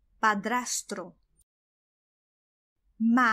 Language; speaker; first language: Spanish; native; Spanish